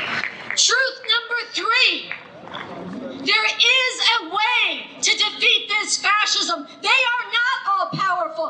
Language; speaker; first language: English; native; English